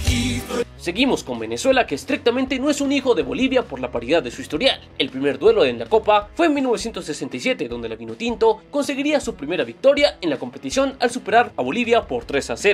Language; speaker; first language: Spanish; native; Spanish